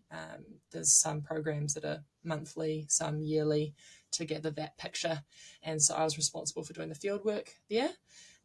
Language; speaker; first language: English; native; English